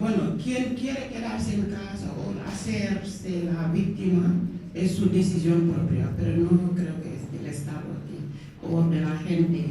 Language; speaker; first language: Spanish; non-native, local second language; Wolof